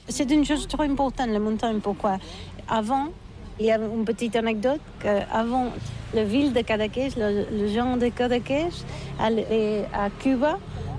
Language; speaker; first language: French; non-native, learner; Catalan